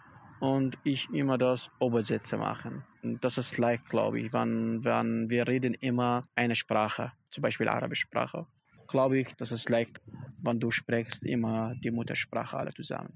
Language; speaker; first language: German; non-native, learner; Arabic